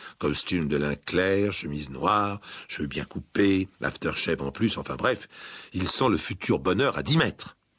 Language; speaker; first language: French; native; French